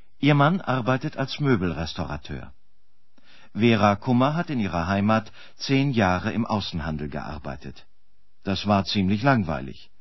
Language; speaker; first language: German; native; German